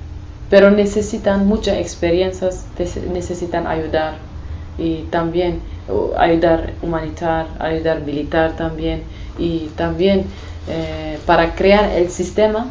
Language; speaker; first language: Spanish; non-native, learner; Kurdish